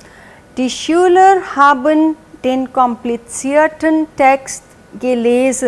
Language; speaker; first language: German; non-native, fluent; Hindi